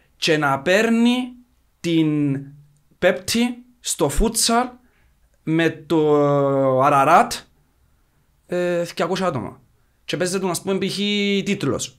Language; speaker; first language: Greek; native; Greek